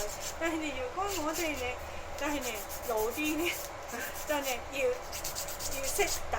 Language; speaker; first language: Cantonese; non-native, fluent; Japanese